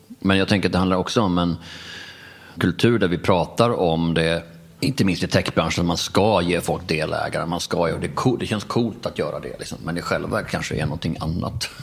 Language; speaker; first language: Swedish; native; Swedish